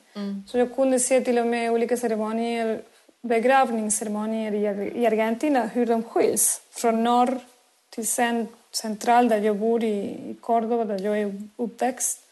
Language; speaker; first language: Swedish; non-native, fluent; Spanish